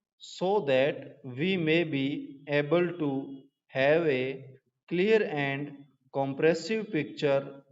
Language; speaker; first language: English; non-native, local second language; Hindi